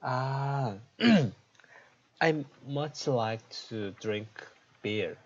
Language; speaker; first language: English; non-native, learner; Korean